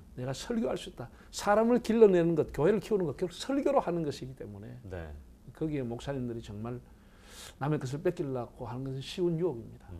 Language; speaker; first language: Korean; native; Korean